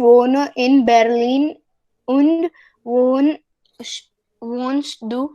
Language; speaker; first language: German; non-native, learner; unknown